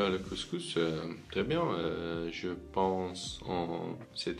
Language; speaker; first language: French; non-native, learner; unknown